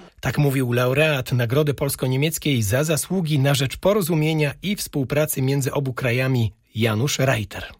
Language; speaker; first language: Polish; native; Polish